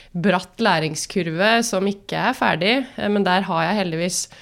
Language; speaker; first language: Norwegian; native; Norwegian